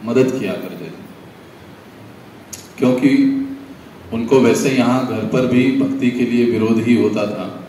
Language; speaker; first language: Hindi; non-native, local second language; Marathi